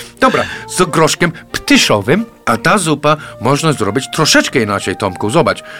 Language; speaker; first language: Polish; non-native, fluent; English